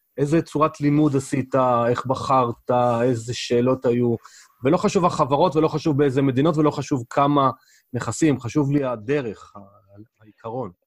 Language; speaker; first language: Hebrew; native; Hebrew